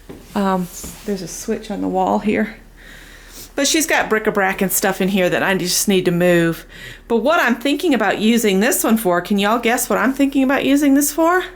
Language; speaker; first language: English; native; English